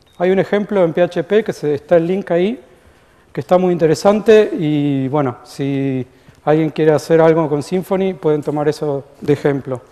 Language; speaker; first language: Spanish; native; Spanish